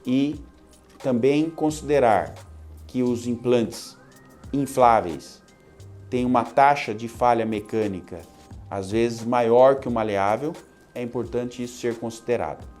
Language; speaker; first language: Portuguese; native; Portuguese